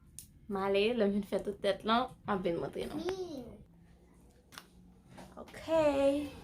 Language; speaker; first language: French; non-native, local second language; Haitian Creole